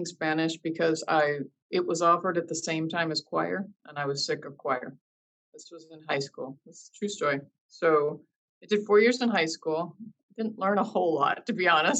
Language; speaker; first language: English; native; English